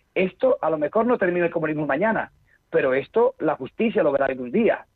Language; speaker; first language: Spanish; native; Spanish